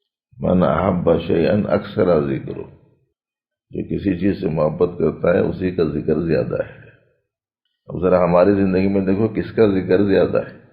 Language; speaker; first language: Urdu; native; Urdu